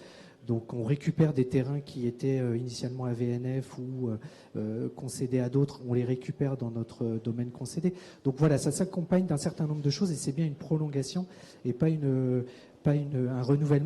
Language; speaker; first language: French; native; French